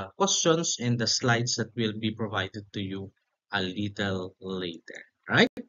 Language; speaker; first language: English; non-native, local second language; Filipino